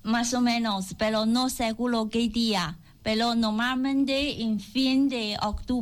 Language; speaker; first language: Spanish; non-native, learner; Chinese